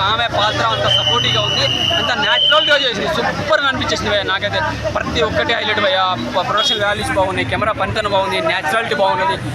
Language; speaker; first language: Telugu; native; Telugu